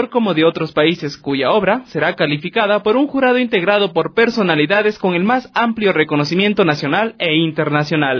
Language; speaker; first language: Spanish; native; Spanish